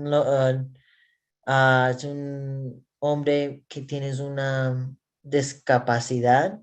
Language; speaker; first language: Spanish; non-native, learner; English